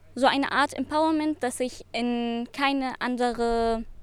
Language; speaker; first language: German; non-native, fluent; Arabic